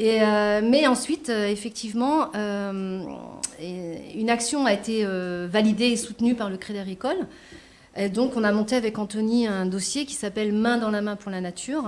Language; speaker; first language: French; native; French